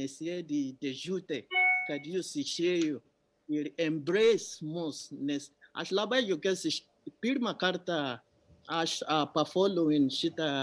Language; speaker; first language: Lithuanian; non-native, learner; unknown